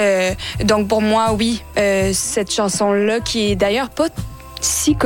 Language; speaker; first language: French; native; French